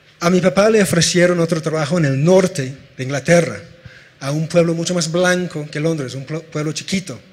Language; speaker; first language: Spanish; non-native, fluent; English